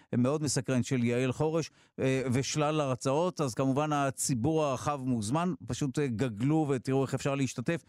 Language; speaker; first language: Hebrew; native; Hebrew